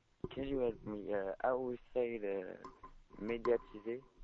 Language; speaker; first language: English; non-native, learner; French